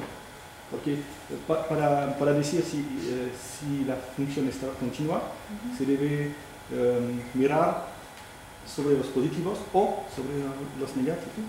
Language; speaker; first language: Spanish; non-native, fluent; French